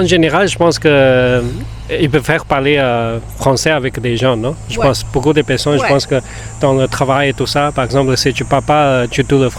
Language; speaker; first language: French; non-native, fluent; Spanish